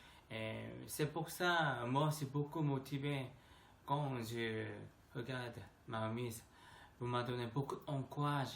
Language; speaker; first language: French; non-native, learner; Korean